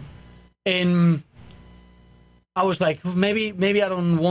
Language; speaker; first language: English; non-native, fluent; Spanish